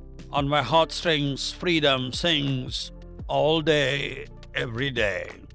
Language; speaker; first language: English; non-native, local second language; Tamil